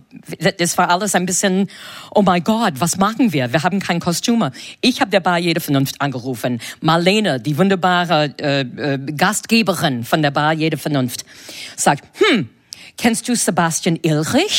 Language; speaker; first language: German; non-native, fluent; English